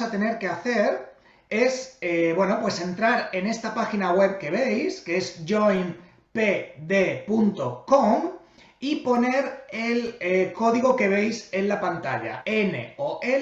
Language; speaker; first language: Spanish; native; Spanish